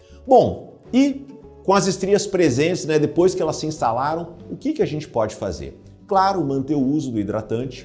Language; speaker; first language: Portuguese; native; Portuguese